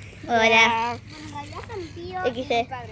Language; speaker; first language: Spanish; native; Spanish